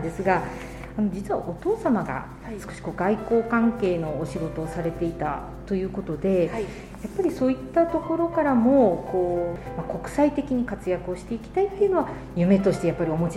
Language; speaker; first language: Japanese; native; Japanese